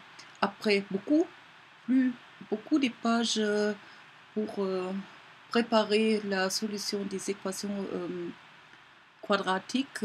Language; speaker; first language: French; non-native, learner; German